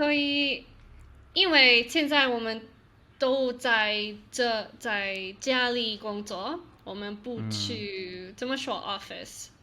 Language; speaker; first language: Chinese; non-native, learner; English